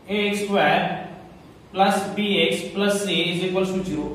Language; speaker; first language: English; non-native, local second language; Marathi